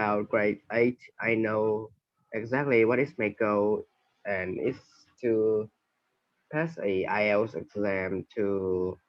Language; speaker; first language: English; non-native, learner; Vietnamese